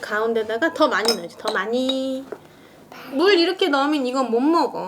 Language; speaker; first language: Korean; native; Korean